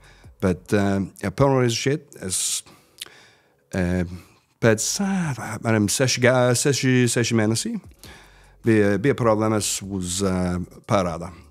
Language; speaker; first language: Latvian; non-native, learner; English